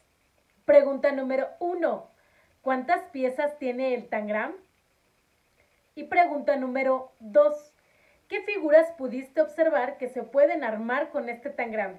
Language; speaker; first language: Spanish; native; Spanish